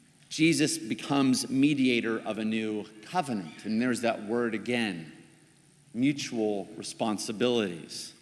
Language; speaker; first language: English; native; English